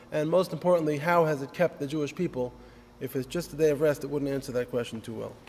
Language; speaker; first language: English; native; English